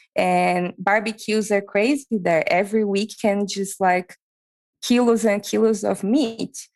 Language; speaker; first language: English; non-native, fluent; Portuguese